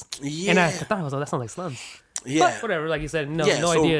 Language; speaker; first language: English; native; English